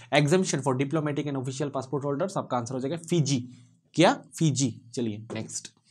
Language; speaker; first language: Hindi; non-native, local second language; Bangla